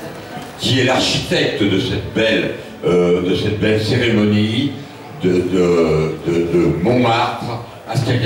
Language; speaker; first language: French; native; French